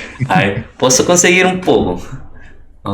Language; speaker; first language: Portuguese; non-native, learner; Indonesian